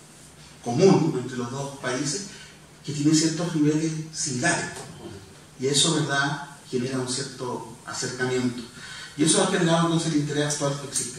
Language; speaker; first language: Spanish; native; Spanish